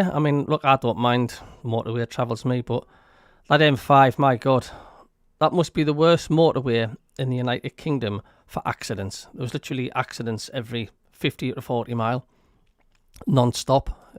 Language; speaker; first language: English; native; English